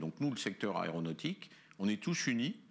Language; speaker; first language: French; native; French